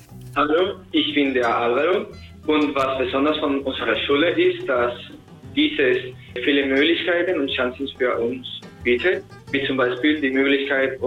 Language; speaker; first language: German; non-native, fluent; Spanish